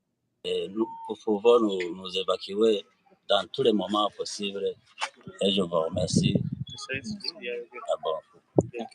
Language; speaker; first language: French; non-native, local second language; Rundi